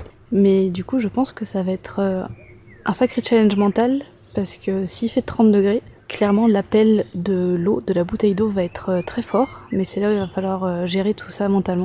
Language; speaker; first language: French; native; French